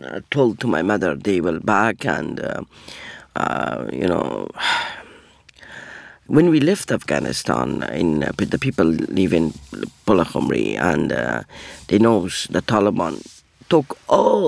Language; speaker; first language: English; non-native, learner; Persian